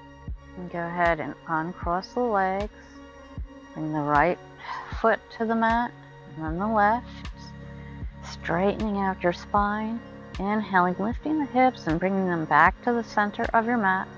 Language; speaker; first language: English; native; English